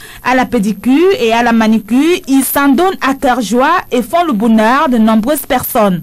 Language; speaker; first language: French; non-native, local second language; Wolof